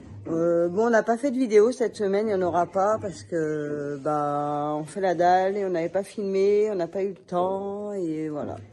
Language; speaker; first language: French; native; French